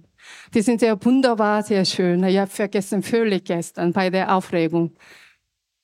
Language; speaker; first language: German; non-native, fluent; Korean